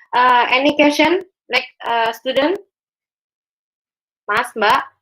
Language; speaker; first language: English; non-native, learner; Indonesian